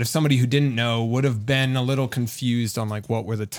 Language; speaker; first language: English; native; English